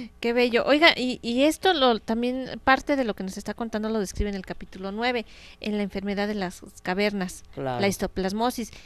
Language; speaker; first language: Spanish; native; Spanish